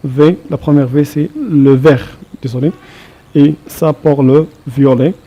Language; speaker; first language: French; non-native, local second language; Arabic